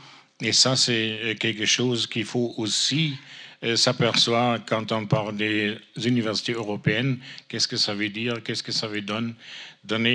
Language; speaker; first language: French; non-native, fluent; German